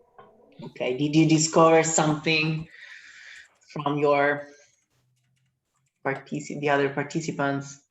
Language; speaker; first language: English; non-native, fluent; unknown